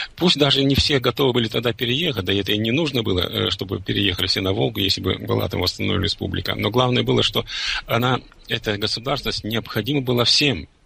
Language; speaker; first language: Russian; non-native, local second language; German